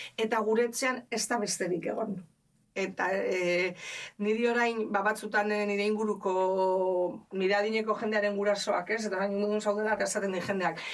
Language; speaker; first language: Basque; native; Basque